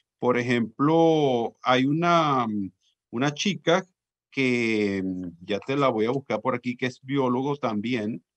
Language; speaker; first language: Spanish; native; Spanish